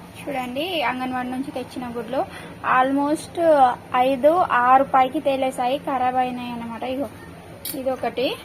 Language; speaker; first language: Telugu; native; Telugu